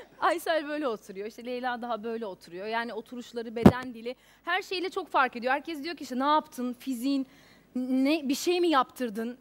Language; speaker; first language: Turkish; native; Turkish